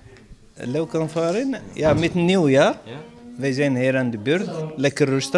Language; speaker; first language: Dutch; non-native, learner; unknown